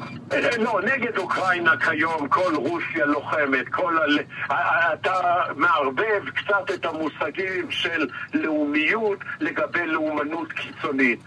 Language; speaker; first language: Hebrew; non-native, fluent; Russian